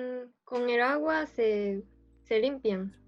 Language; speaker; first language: Spanish; non-native, fluent; Japanese